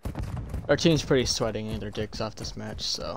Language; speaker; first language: English; native; English